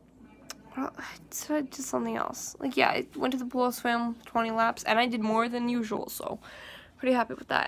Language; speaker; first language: English; native; English